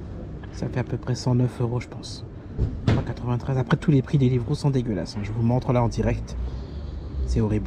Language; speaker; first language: French; native; French